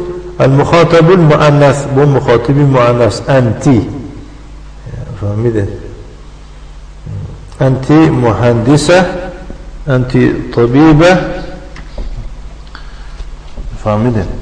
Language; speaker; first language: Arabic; non-native, fluent; Tajik